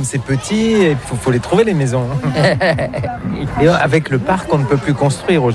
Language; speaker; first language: French; native; French